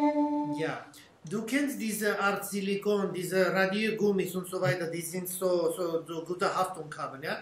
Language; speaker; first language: German; non-native, fluent; Armenian